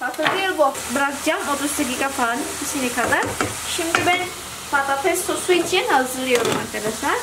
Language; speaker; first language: Turkish; non-native, learner; Indonesian